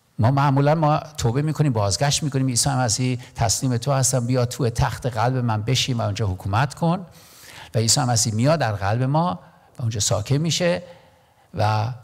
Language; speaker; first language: Persian; non-native, local second language; Armenian